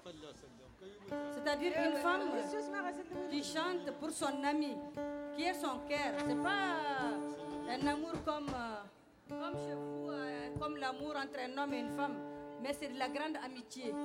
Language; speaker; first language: French; non-native, local second language; Tamasheq